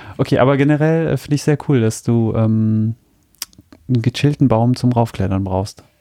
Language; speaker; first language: German; native; German